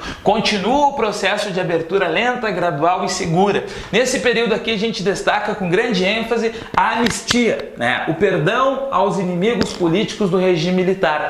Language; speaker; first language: Portuguese; native; Portuguese